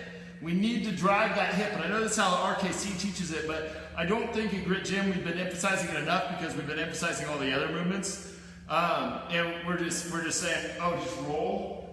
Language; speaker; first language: English; native; English